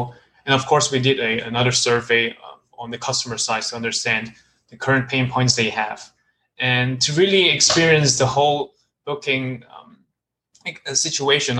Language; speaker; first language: English; non-native, local second language; Cantonese